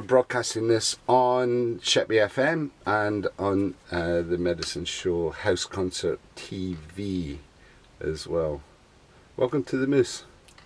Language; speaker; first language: English; native; English